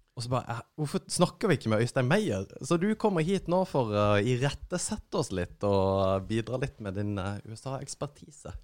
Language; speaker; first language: Norwegian; native; Norwegian